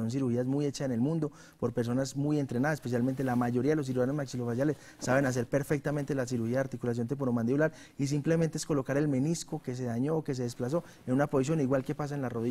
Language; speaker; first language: Spanish; native; Spanish